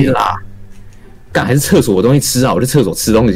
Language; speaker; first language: Chinese; native; Chinese